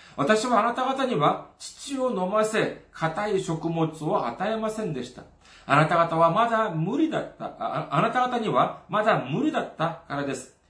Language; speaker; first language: Japanese; non-native, fluent; Korean